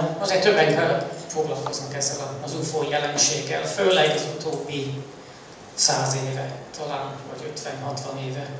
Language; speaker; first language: Hungarian; early bilingual, heritage; Hungarian